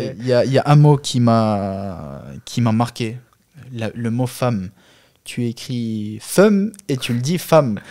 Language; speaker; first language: French; non-native, fluent; Albanian